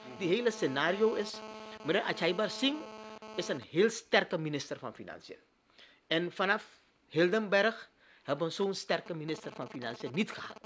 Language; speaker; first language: Dutch; native; Dutch